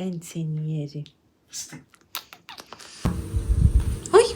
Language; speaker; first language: Turkish; non-native, learner; Persian